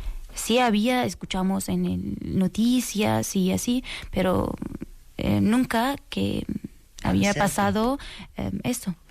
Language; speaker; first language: Spanish; non-native, learner; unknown